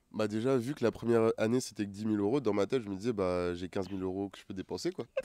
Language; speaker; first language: French; non-native, local second language; Wolof